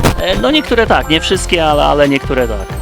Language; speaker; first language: Polish; native; Polish